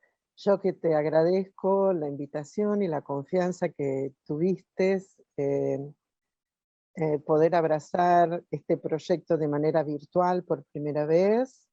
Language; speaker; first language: Spanish; non-native, fluent; Portuguese